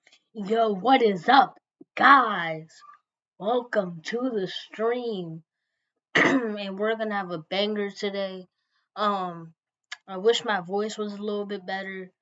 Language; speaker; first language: English; native; English